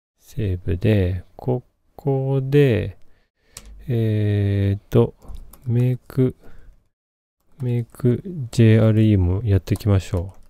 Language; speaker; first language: Japanese; native; Japanese